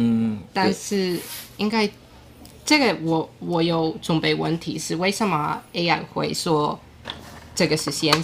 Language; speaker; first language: Chinese; non-native, learner; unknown